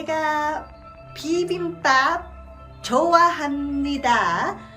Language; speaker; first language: Korean; non-native, learner; English